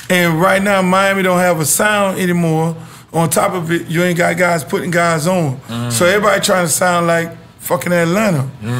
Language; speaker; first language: English; native; English